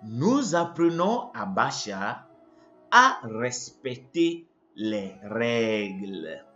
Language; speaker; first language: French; non-native, fluent; English